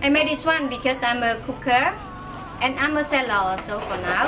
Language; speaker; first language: English; non-native, learner; Khmer